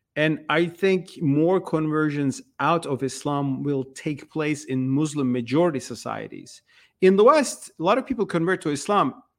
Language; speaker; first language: English; non-native, fluent; Turkish